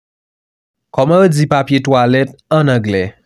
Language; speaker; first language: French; non-native, local second language; Haitian Creole